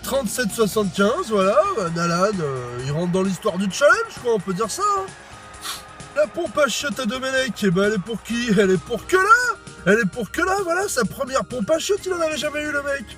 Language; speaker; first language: French; native; French